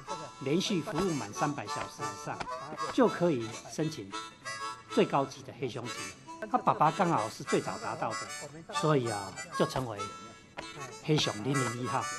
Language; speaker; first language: Chinese; native; Chinese